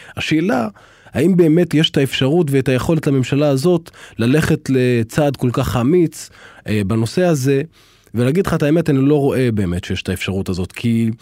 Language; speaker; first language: Hebrew; non-native, local second language; Arabic